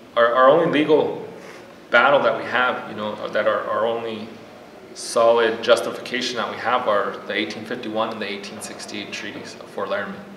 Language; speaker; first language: English; native; English